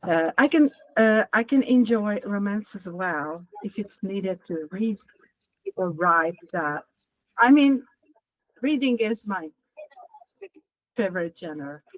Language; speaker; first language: English; non-native, learner; Hungarian